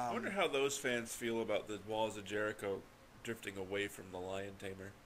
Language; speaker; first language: English; native; English